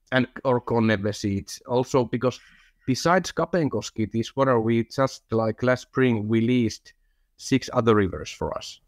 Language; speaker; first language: English; non-native, fluent; Finnish